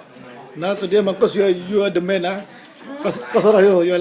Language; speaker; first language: English; non-native, learner; Chinese